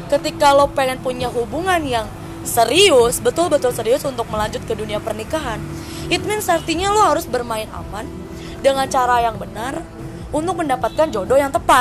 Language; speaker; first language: Indonesian; native; Indonesian